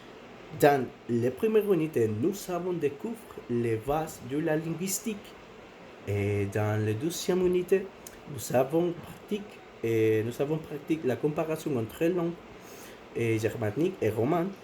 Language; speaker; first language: French; non-native, learner; Spanish